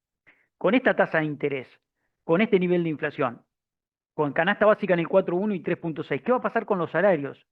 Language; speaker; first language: Spanish; native; Spanish